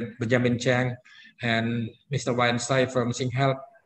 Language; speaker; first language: English; non-native, fluent; Indonesian